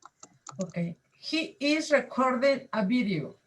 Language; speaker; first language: English; non-native, learner; Spanish